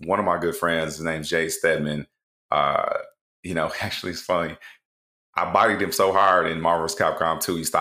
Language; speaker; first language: English; native; English